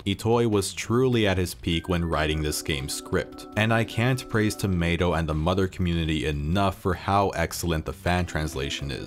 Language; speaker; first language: English; native; English